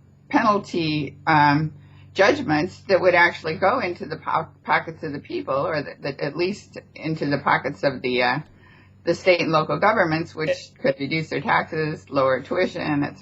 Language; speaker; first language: English; native; English